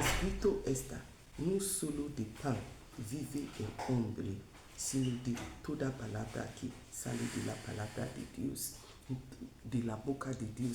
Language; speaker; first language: Spanish; non-native, fluent; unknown